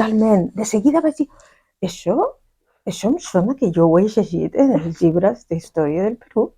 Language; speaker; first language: Catalan; non-native, fluent; Spanish